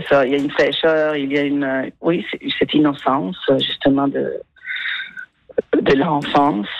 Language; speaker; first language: French; non-native, fluent; Spanish